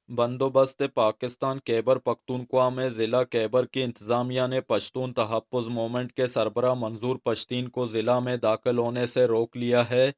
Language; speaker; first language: Urdu; non-native, local second language; Baluchi